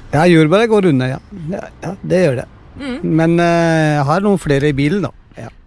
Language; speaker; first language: Norwegian; non-native, fluent; Punjabi